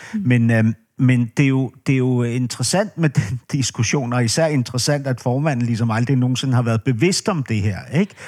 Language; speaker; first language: Danish; native; Danish